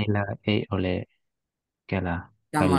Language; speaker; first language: Finnish; non-native, learner; Vietnamese